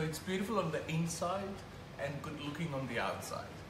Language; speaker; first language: English; early bilingual, other home language; Greek